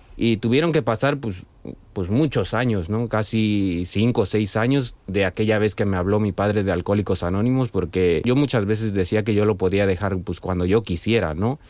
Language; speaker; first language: Spanish; early bilingual, heritage; Spanish